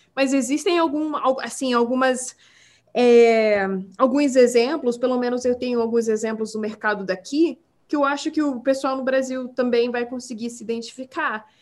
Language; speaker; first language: Portuguese; non-native, local second language; English